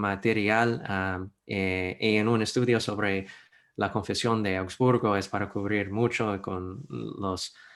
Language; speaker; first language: Spanish; non-native, fluent; English